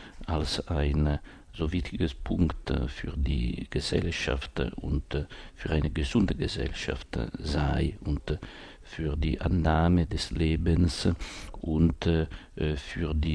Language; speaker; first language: German; non-native, fluent; Italian